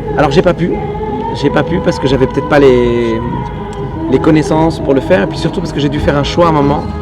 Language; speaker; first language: French; early bilingual, other home language; Arabic